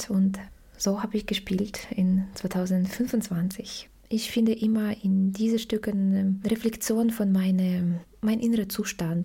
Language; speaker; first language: German; non-native, fluent; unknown